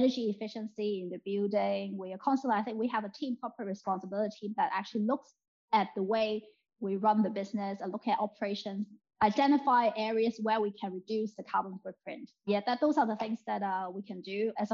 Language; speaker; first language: English; non-native, local second language; Cantonese